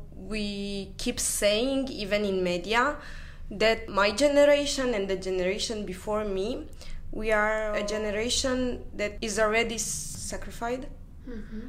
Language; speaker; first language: English; non-native, fluent; Romanian